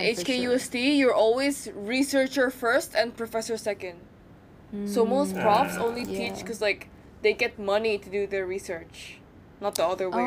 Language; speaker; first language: English; non-native, fluent; Indonesian